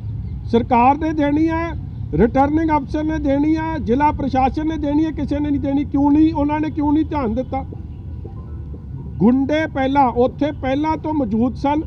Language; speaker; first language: Hindi; non-native, local second language; Punjabi